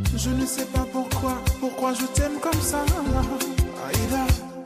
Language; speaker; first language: French; non-native, local second language; Arabic